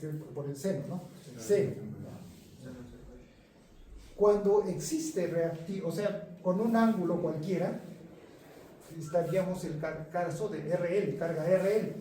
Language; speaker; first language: Spanish; native; Spanish